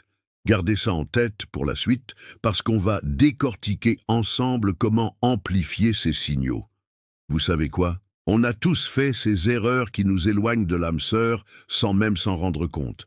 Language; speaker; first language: French; native; French